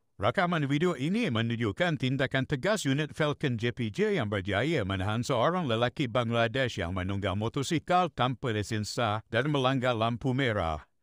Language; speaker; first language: Malay; native; Malay